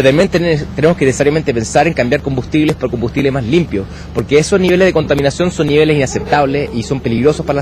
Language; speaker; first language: Spanish; native; Spanish